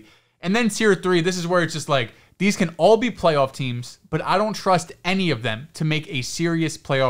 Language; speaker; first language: English; native; English